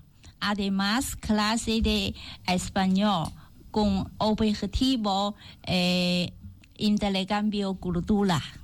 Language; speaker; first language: Spanish; non-native, learner; Chinese